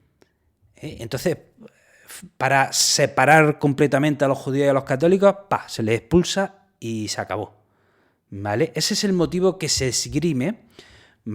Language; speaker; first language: Spanish; native; Spanish